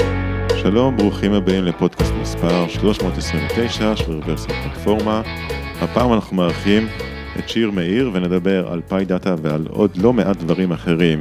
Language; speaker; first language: Hebrew; native; Hebrew